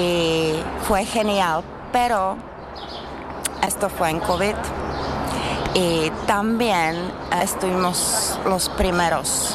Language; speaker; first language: Spanish; non-native, learner; Czech